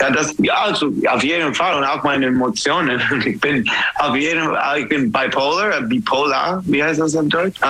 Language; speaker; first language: German; non-native, fluent; English